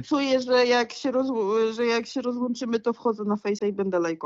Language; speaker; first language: Polish; native; Polish